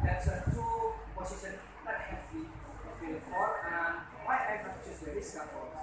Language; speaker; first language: English; non-native, learner; Indonesian